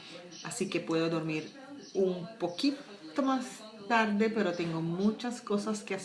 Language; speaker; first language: Spanish; non-native, fluent; Papiamento